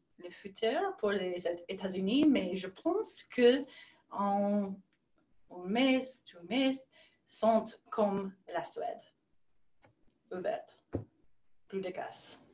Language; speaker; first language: French; non-native, learner; English